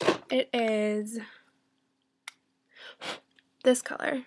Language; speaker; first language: English; native; English